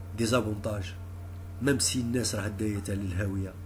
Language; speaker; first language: French; non-native, local second language; Arabic